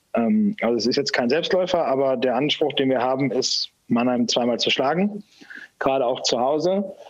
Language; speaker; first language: German; native; German